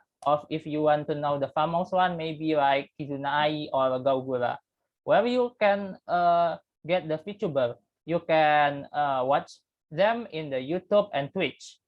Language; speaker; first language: English; non-native, learner; Indonesian